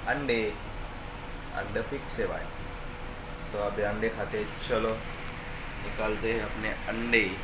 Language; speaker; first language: Hindi; non-native, local second language; Marathi